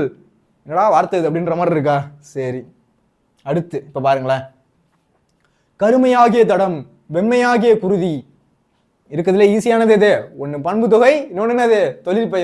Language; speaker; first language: Tamil; native; Tamil